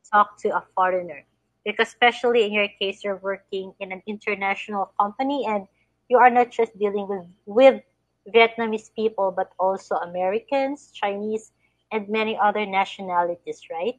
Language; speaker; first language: English; non-native, fluent; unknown